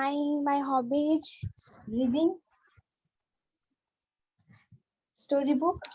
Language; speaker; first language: English; non-native, learner; Odia